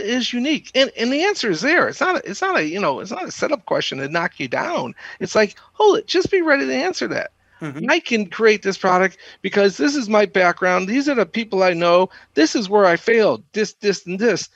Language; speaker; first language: English; native; English